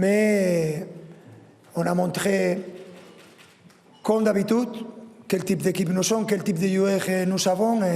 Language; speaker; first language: French; non-native, fluent; Spanish